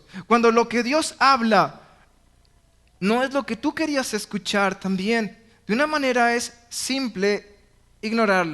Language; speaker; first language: Spanish; native; Spanish